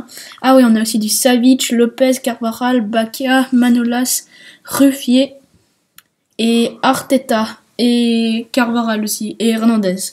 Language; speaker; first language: French; native; French